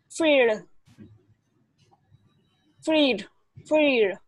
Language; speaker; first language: English; non-native, learner; Vietnamese